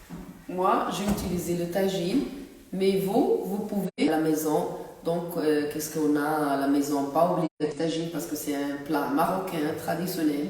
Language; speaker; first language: French; non-native, local second language; Arabic